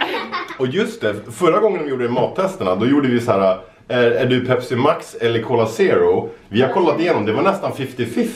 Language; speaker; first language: Swedish; native; Swedish